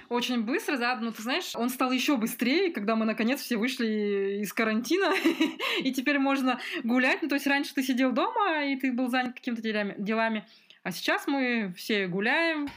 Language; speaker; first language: Russian; native; Russian